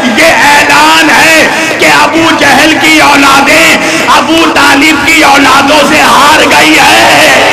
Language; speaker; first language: Urdu; native; Urdu